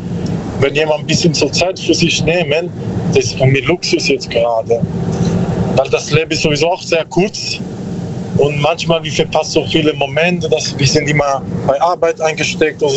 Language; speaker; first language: German; non-native, learner; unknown